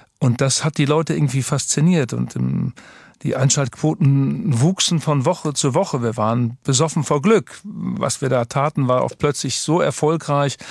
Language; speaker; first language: German; native; German